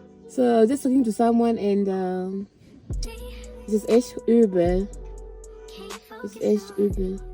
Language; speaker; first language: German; non-native, learner; Swahili